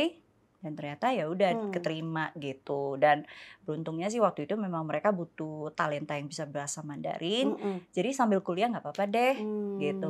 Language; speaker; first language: Indonesian; native; Indonesian